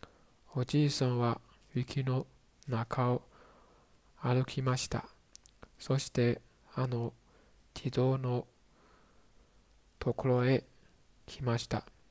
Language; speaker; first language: Japanese; non-native, learner; Chinese